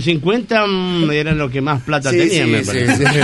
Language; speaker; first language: Spanish; native; Spanish